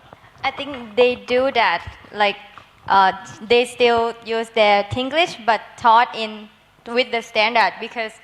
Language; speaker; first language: English; non-native, learner; Thai